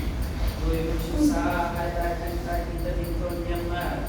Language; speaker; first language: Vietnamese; non-native, learner; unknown